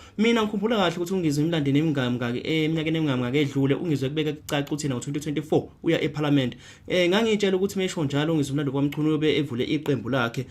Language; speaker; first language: Zulu; native; Zulu